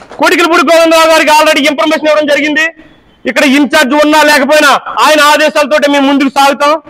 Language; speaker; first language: Telugu; native; Telugu